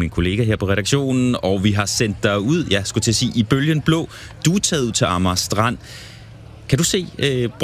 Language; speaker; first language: Danish; non-native, fluent; English